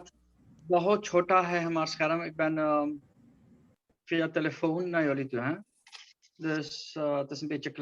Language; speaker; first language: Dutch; non-native, local second language; Caribbean Hindustani